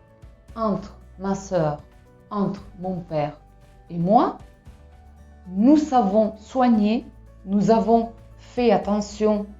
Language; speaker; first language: French; non-native, fluent; Spanish